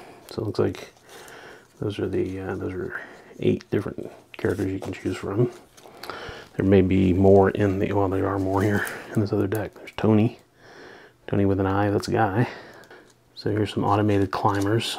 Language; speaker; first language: English; native; English